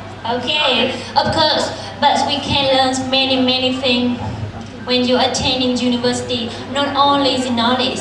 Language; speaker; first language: English; non-native, learner; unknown